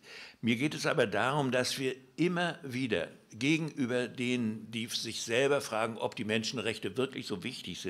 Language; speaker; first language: German; native; German